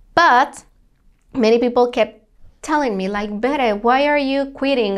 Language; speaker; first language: English; non-native, fluent; Spanish